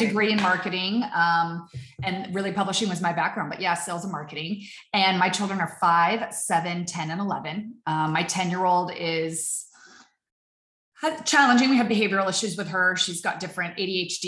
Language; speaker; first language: English; native; English